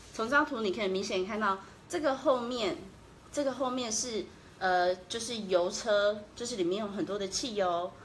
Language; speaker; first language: Chinese; native; Chinese